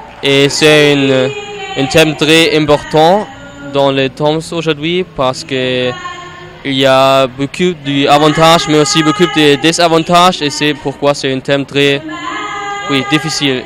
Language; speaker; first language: French; non-native, learner; German